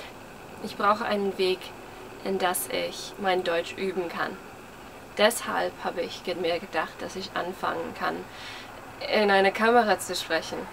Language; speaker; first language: German; early bilingual, heritage; English